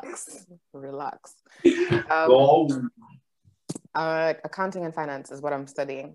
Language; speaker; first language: English; non-native, local second language; Shona